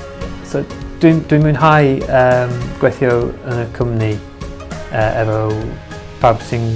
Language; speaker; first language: Welsh; non-native, learner; English